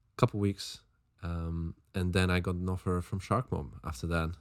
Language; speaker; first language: English; non-native, fluent; Slovak